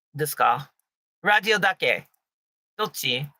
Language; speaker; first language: Japanese; non-native, learner; English